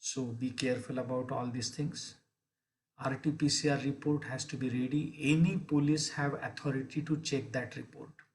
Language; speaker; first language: English; non-native, local second language; Marathi